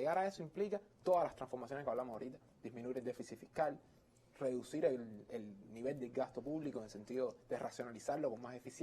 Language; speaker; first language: Spanish; native; Spanish